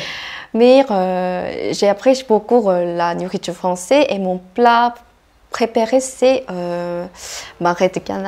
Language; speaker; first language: French; non-native, fluent; Korean